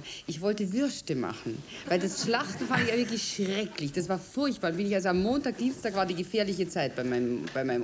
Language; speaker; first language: German; native; German